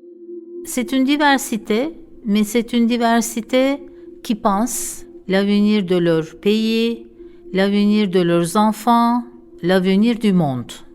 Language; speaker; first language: French; non-native, fluent; Turkish